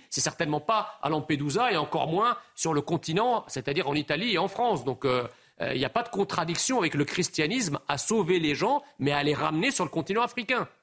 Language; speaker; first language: French; early bilingual, other home language; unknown